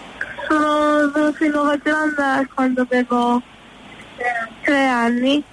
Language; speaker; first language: Italian; early bilingual, heritage; Italian